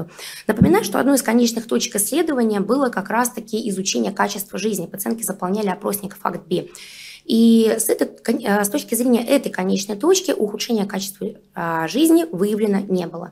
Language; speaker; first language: Russian; native; Russian